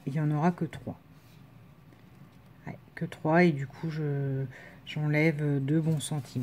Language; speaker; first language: French; native; French